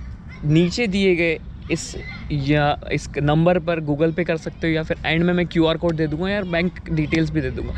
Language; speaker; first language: Hindi; native; Hindi